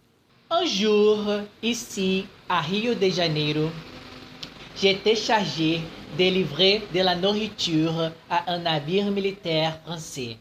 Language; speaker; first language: French; non-native, fluent; Portuguese